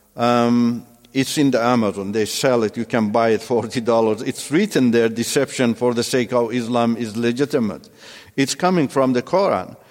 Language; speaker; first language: English; non-native, fluent; Turkish